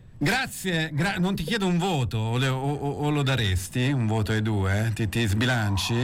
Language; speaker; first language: Italian; native; Italian